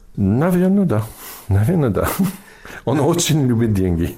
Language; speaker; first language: Russian; non-native, fluent; English